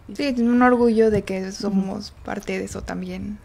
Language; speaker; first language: Spanish; native; Spanish